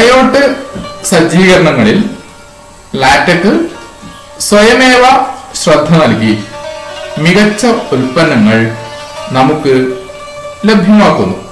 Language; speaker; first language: Malayalam; native; Malayalam